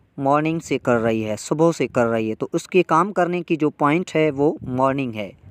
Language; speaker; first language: Urdu; non-native, local second language; Sindhi